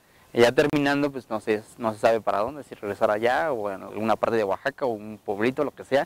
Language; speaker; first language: Spanish; non-native, local second language; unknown